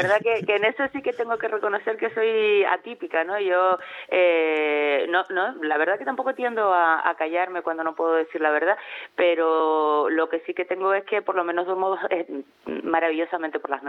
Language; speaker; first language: Spanish; native; Spanish